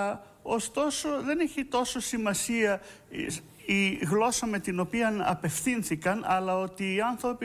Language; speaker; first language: Greek; native; Greek